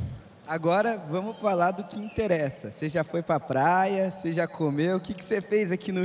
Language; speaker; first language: Portuguese; native; Portuguese